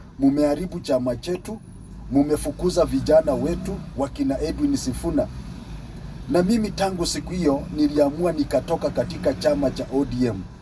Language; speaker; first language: Swahili; non-native, local second language; Luyia